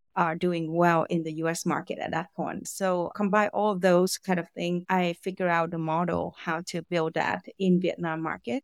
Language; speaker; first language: English; non-native, fluent; Vietnamese